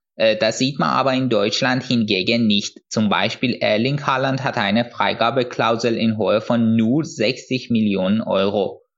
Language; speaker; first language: German; non-native, fluent; Persian